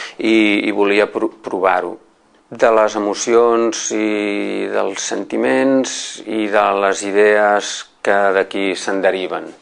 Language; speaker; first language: Catalan; native; Catalan